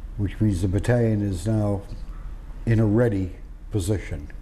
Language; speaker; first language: English; native; English